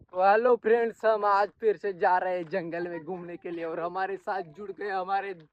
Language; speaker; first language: Hindi; non-native, local second language; Marathi